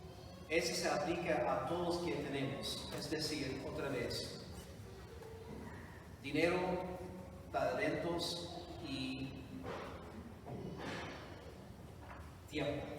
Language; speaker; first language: Spanish; non-native, fluent; English